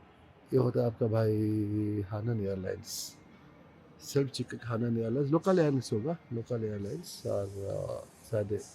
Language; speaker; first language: Hindi; non-native, local second language; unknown